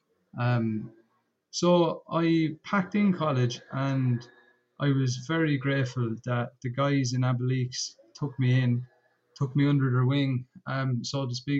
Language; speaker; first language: English; native; English